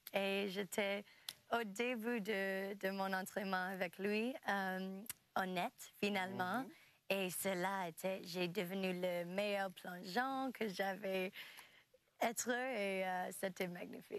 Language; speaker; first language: French; non-native, local second language; English